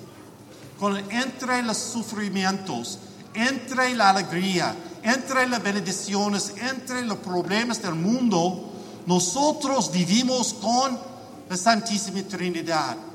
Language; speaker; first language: Spanish; non-native, learner; English